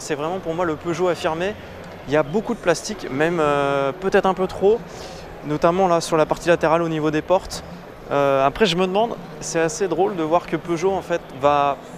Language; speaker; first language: French; native; French